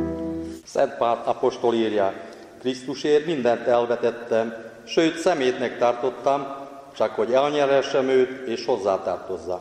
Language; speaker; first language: Hungarian; native; Hungarian